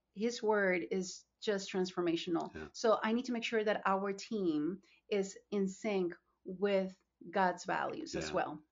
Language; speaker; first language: English; non-native, fluent; Spanish